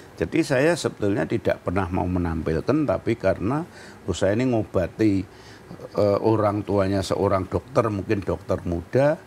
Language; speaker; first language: Indonesian; native; Indonesian